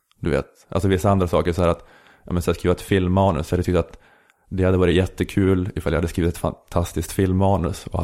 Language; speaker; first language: Swedish; native; Swedish